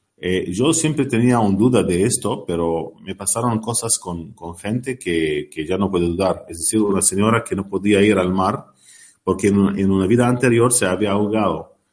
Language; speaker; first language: Spanish; non-native, learner; Arabic